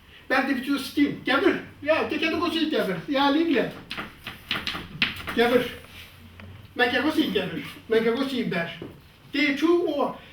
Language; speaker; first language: Danish; non-native, fluent; Kurdish